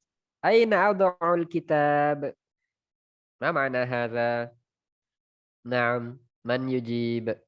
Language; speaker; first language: Arabic; non-native, fluent; Indonesian